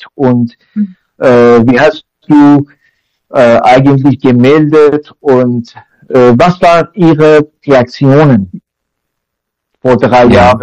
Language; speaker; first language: German; non-native, learner; Persian